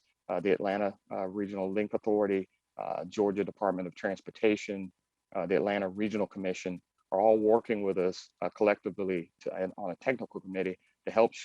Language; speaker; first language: English; native; English